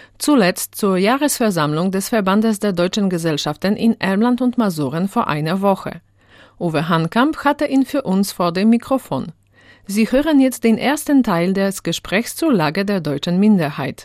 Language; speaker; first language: German; native; German